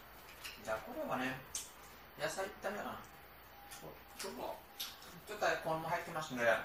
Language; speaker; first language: Japanese; non-native, learner; Nepali